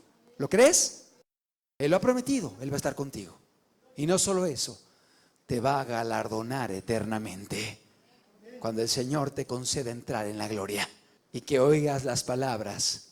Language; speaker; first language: Spanish; native; Spanish